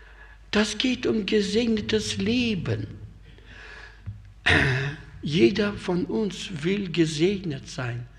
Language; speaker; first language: German; non-native, fluent; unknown